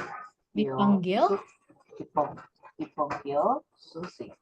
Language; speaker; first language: Indonesian; non-native, learner; Chinese